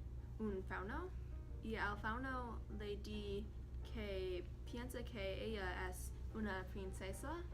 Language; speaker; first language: Spanish; non-native, learner; English